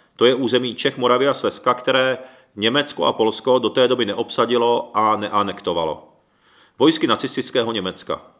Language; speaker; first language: Czech; early bilingual, other home language; Japanese